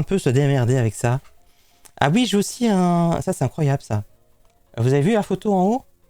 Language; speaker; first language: French; native; French